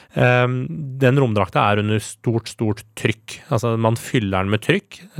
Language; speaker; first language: Norwegian; early bilingual, other home language; Persian